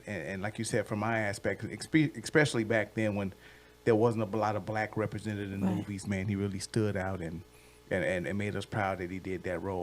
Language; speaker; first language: English; native; English